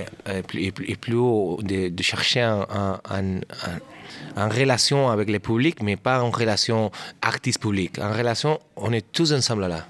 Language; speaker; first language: French; non-native, learner; Catalan